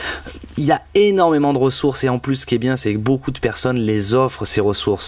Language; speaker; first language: French; native; French